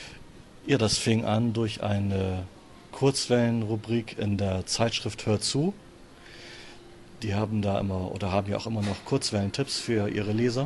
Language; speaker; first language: German; native; German